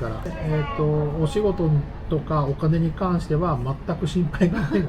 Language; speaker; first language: Japanese; native; Japanese